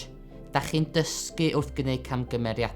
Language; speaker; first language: Welsh; native; Welsh